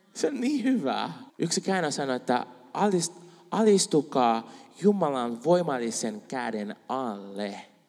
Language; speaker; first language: Finnish; non-native, fluent; Spanish